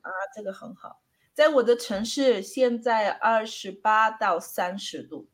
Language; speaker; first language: Chinese; non-native, learner; Spanish